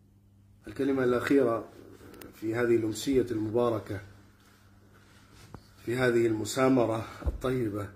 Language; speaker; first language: Arabic; non-native, fluent; Urdu